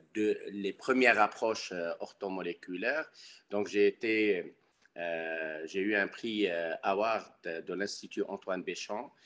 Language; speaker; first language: French; non-native, local second language; Arabic